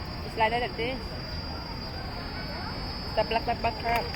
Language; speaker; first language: English; non-native, learner; Tamil